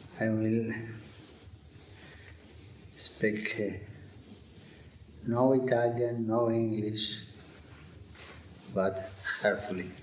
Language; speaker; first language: English; non-native, learner; Italian